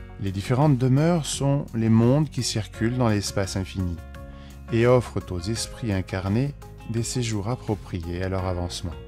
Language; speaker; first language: French; native; French